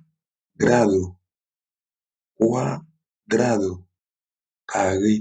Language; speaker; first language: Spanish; non-native, learner; Haitian Creole